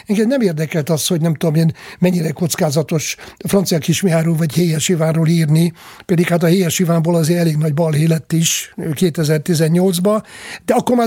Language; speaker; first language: Hungarian; native; Hungarian